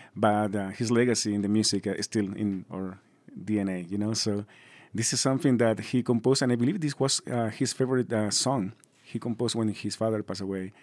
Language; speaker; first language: English; non-native, fluent; Spanish